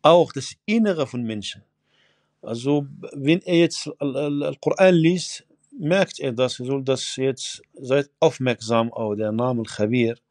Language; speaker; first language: German; non-native, fluent; Arabic